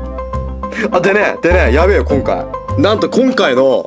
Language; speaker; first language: Japanese; native; Japanese